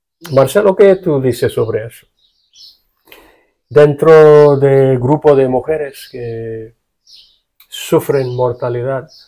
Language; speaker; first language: Spanish; non-native, fluent; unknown